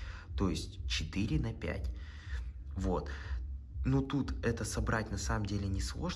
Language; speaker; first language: Russian; native; Russian